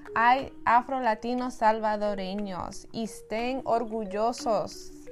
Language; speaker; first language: Spanish; early bilingual, heritage; Spanish